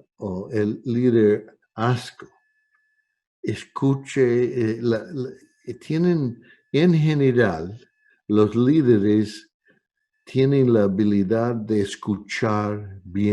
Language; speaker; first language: Spanish; non-native, fluent; English